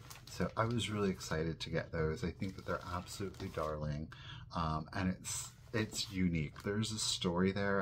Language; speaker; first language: English; native; English